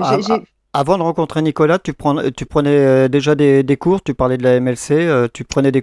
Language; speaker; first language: French; native; French